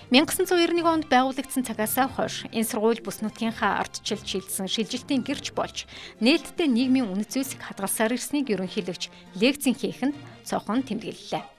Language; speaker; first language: Mongolian; native; Mongolian